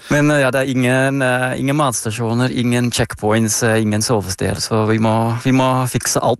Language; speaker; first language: Norwegian; non-native, fluent; Dutch